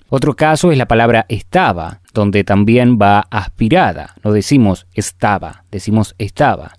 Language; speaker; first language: Spanish; native; Spanish